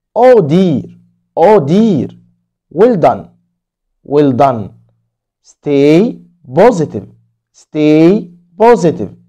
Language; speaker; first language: English; non-native, fluent; Arabic